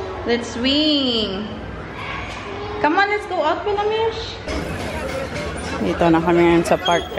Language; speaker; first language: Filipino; non-native, local second language; Hiligaynon